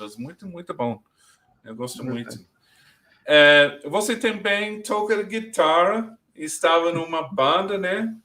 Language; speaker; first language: Portuguese; non-native, learner; English